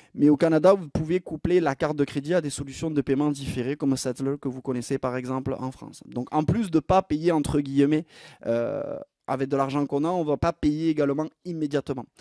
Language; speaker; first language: French; native; French